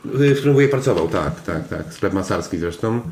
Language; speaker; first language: Polish; native; Polish